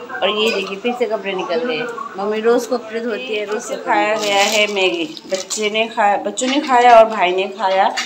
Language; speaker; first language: Hindi; non-native, local second language; Bangla